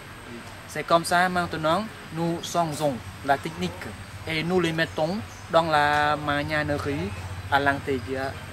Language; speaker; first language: French; non-native, fluent; Khmer